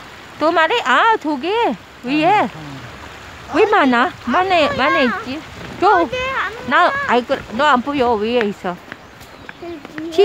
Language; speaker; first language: Korean; non-native, learner; Filipino